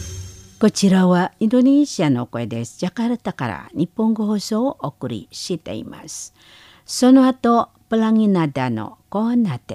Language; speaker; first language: Japanese; non-native, fluent; Indonesian